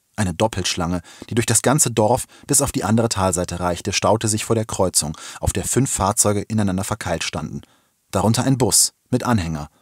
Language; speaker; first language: German; native; German